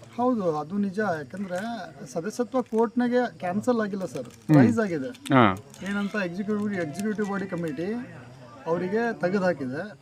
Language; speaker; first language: Kannada; non-native, local second language; Urdu